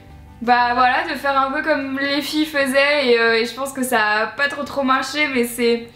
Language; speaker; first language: French; native; French